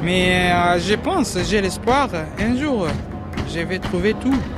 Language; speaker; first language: French; non-native, learner; Arabic